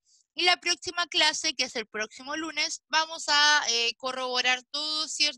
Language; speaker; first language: Spanish; native; Spanish